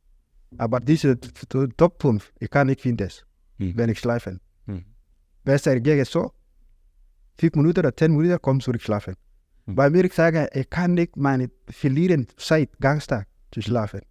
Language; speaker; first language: German; non-native, learner; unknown